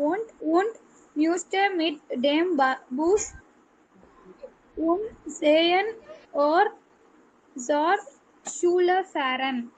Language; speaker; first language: German; non-native, learner; Tamil